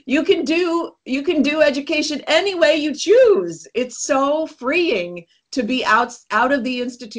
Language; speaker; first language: English; native; English